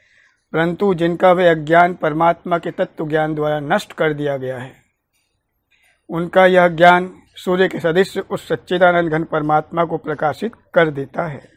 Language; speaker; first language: Hindi; native; Hindi